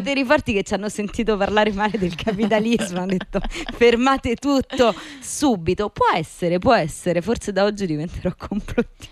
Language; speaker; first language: Italian; native; Italian